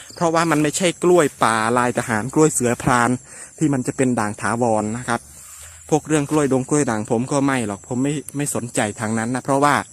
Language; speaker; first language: Thai; native; Thai